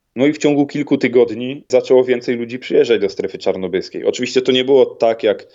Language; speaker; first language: Polish; native; Polish